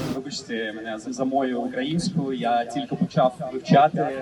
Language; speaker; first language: Ukrainian; non-native, learner; Russian